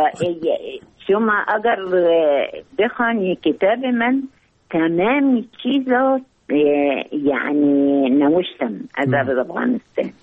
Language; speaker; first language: Persian; non-native, fluent; Arabic